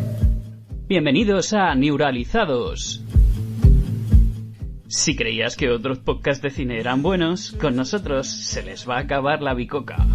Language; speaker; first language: Spanish; native; Spanish